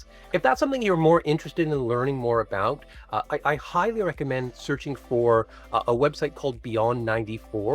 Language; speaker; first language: English; native; English